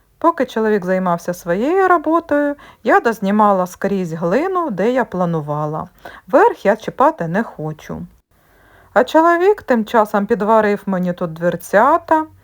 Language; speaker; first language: Ukrainian; native; Ukrainian